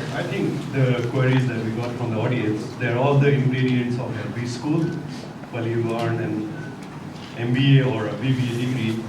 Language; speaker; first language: English; non-native, local second language; Nepali